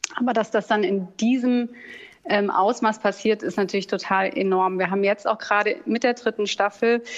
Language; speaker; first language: German; native; German